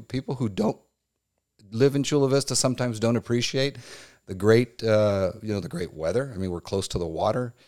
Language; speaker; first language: English; native; English